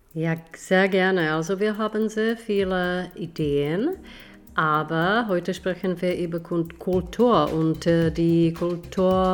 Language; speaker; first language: German; non-native, fluent; Czech